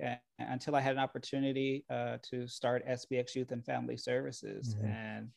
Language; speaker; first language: English; native; English